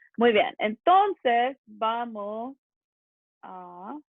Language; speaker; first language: Spanish; early bilingual, other home language; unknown